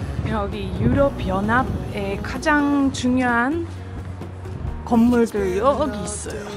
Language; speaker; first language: Korean; non-native, fluent; French